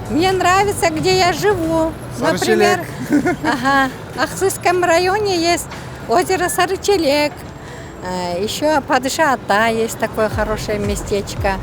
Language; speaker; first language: Russian; non-native, local second language; Kyrgyz